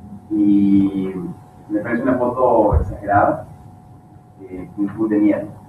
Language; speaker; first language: Spanish; native; Spanish